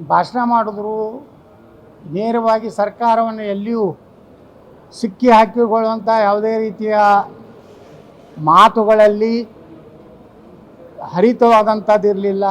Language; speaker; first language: Kannada; native; Kannada